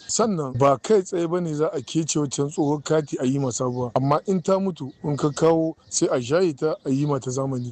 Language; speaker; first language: Hausa; native; Hausa